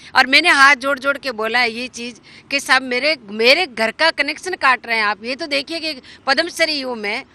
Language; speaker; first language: Hindi; native; Hindi